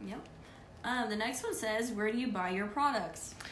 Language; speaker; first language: English; native; English